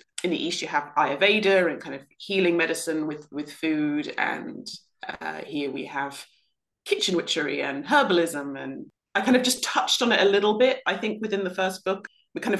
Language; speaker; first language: English; native; English